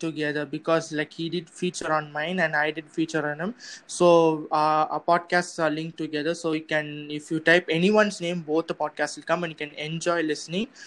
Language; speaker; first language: English; non-native, local second language; Tamil